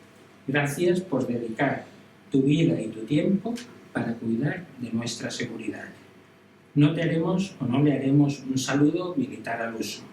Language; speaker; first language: Spanish; native; Spanish